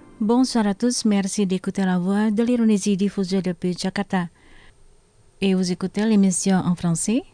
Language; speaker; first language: French; non-native, fluent; Indonesian